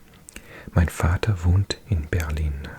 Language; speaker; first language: German; non-native, learner; English